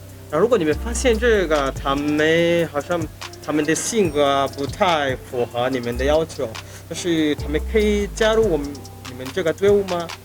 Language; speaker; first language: Chinese; non-native, fluent; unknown